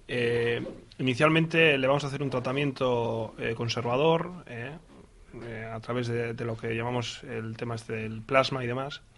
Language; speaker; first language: Spanish; native; Spanish